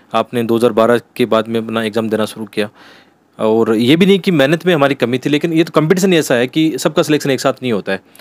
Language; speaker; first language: Hindi; native; Hindi